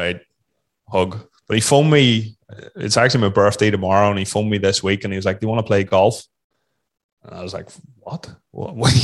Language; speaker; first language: English; native; English